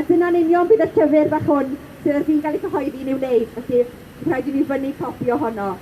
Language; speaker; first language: Welsh; native; Welsh